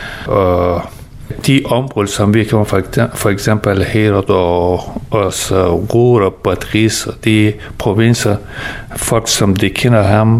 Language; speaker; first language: Danish; early bilingual, other home language; Persian